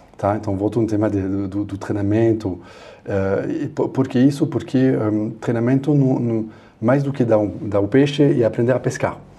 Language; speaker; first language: Portuguese; non-native, fluent; French